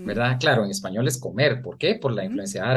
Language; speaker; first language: Spanish; native; Spanish